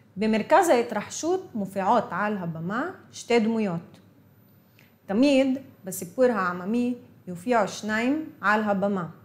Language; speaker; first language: Hebrew; non-native, local second language; Arabic